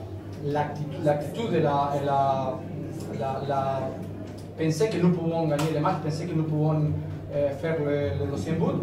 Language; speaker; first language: French; non-native, learner; Spanish